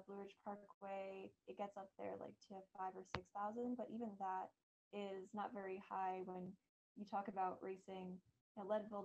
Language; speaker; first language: English; native; English